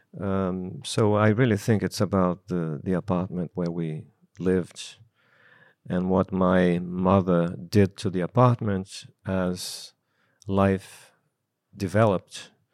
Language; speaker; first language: English; non-native, fluent; Portuguese